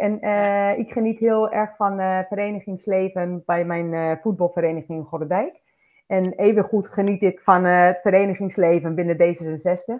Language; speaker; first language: Dutch; non-native, fluent; Spanish